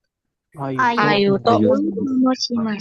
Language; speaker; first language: Japanese; non-native, learner; Indonesian